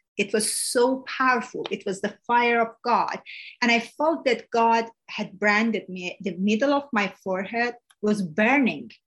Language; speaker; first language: English; non-native, fluent; Persian